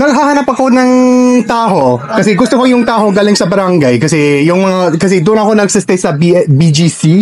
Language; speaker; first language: Filipino; non-native, learner; English